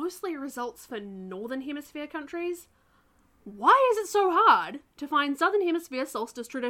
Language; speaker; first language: English; native; English